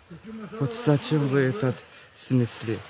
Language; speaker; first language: Russian; non-native, local second language; Azerbaijani